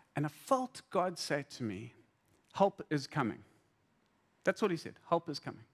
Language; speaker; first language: English; native; English